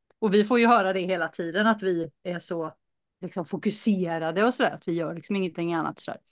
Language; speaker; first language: Swedish; native; Swedish